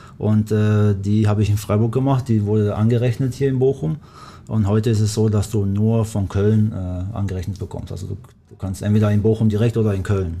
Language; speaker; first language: German; early bilingual, other home language; Albanian